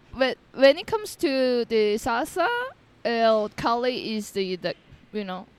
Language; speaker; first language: English; non-native, learner; Korean